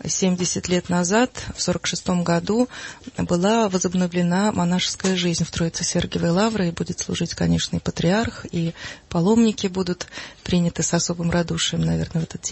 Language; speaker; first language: Russian; native; Russian